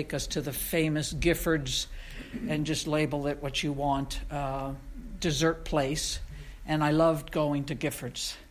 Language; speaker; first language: English; native; English